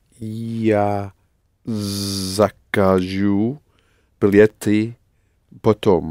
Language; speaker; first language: Russian; non-native, learner; English